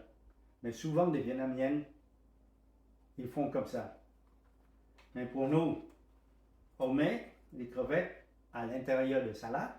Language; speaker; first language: French; non-native, fluent; Vietnamese